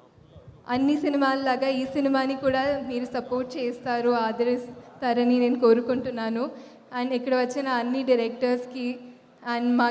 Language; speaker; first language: Telugu; non-native, fluent; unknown